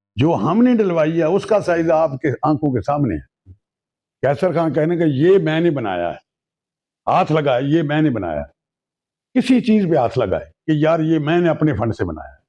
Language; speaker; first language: Urdu; non-native, local second language; Punjabi